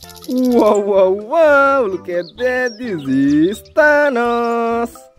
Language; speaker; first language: English; non-native, learner; Indonesian